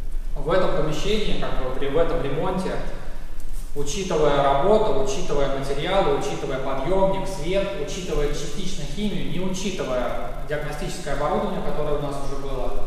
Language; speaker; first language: Russian; native; Russian